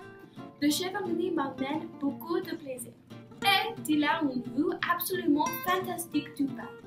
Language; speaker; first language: French; non-native, learner; English